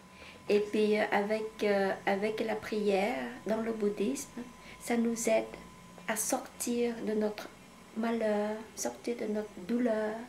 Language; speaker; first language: French; non-native, fluent; Khmer